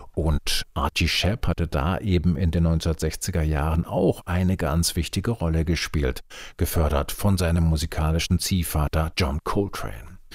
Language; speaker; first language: German; native; German